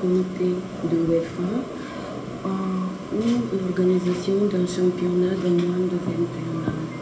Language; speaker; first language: French; non-native, fluent; Bulgarian